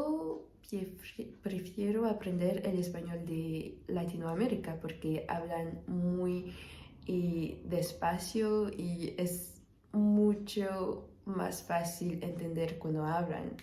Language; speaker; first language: Spanish; non-native, fluent; French